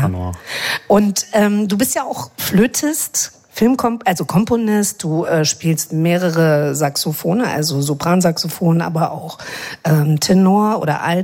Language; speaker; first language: German; native; German